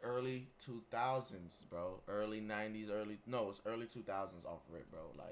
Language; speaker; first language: English; native; English